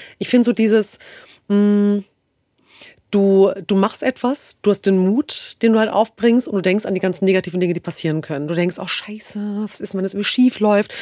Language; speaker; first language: German; early bilingual, other home language; Kurdish